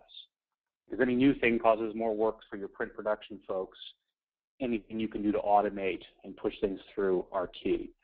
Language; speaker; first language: English; native; English